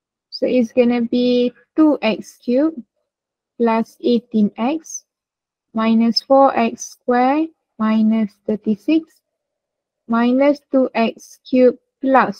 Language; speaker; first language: English; non-native, local second language; Malay